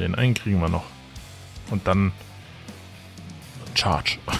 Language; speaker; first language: German; native; German